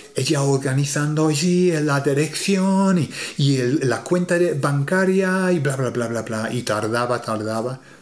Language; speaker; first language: Spanish; non-native, fluent; English